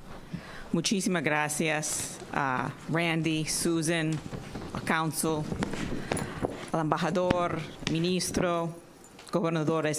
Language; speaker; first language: Spanish; non-native, fluent; English